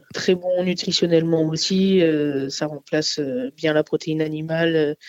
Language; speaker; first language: French; native; French